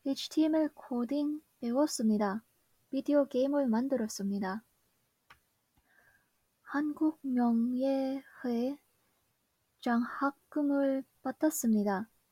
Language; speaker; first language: Korean; non-native, learner; English